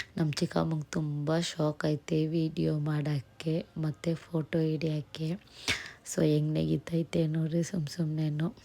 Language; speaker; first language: Kannada; non-native, local second language; Nepali